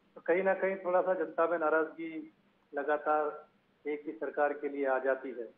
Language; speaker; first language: Hindi; native; Hindi